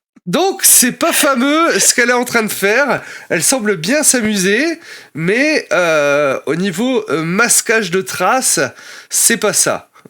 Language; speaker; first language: French; native; French